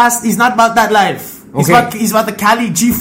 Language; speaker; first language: English; non-native, local second language; Filipino